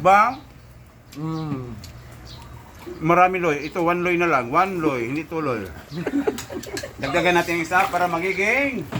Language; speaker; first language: Filipino; non-native, local second language; Cebuano